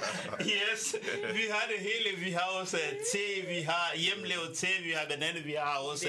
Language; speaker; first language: Danish; non-native, fluent; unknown